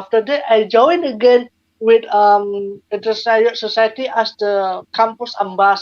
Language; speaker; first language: English; non-native, learner; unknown